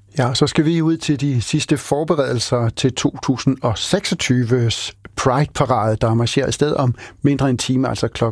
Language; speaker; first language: Danish; native; Danish